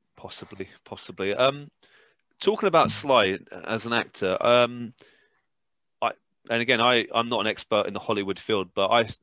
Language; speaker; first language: English; native; English